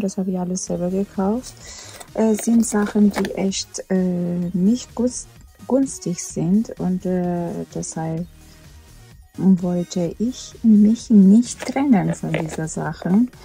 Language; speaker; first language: German; non-native, fluent; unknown